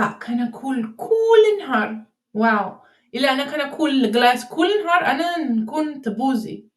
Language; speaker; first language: Arabic; non-native, learner; English